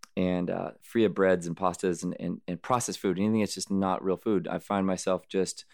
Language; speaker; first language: English; native; English